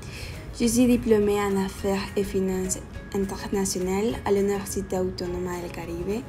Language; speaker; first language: French; non-native, fluent; Spanish